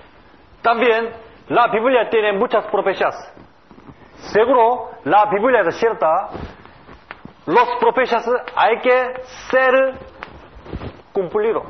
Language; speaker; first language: Spanish; non-native, learner; Korean